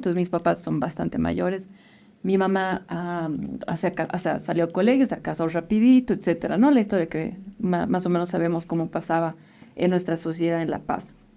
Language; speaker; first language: Spanish; native; Spanish